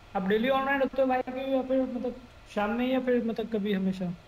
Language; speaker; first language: Hindi; native; Hindi